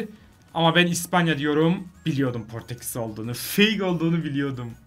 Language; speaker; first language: Turkish; native; Turkish